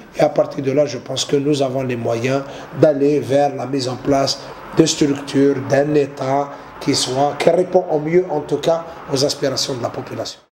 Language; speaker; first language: French; non-native, local second language; Arabic